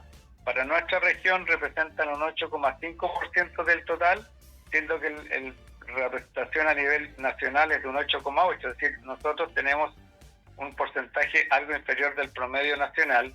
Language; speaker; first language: Spanish; native; Spanish